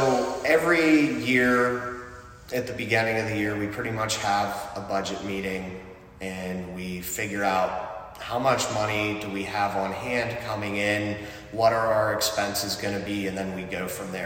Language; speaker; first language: English; native; English